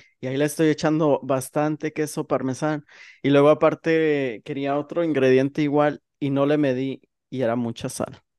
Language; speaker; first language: Spanish; early bilingual, heritage; Spanish